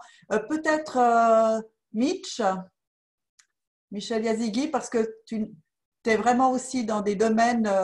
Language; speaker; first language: French; native; French